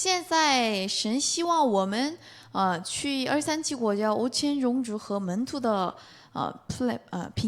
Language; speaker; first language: Chinese; non-native, fluent; Korean